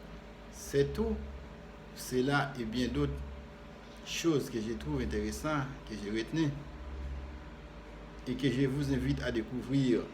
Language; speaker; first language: French; non-native, fluent; Spanish